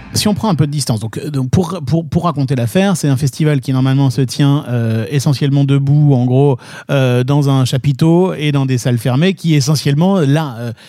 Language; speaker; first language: French; native; French